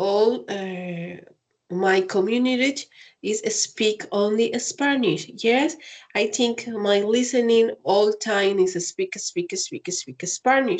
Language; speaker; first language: English; non-native, learner; Spanish